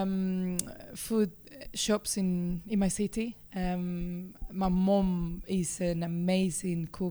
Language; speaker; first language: English; non-native, fluent; Spanish